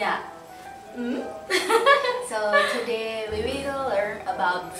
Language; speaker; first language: English; non-native, fluent; Vietnamese